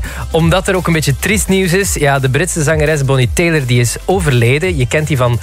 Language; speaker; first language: Dutch; native; Dutch